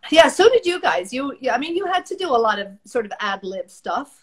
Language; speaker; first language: English; native; English